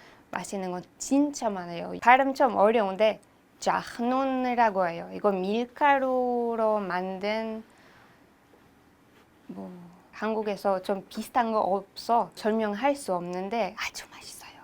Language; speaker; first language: Korean; non-native, learner; Hebrew